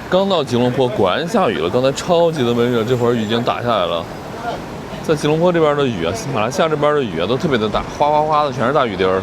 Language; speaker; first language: Chinese; native; Chinese